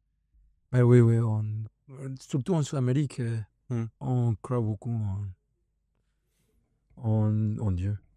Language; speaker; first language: French; non-native, fluent; Spanish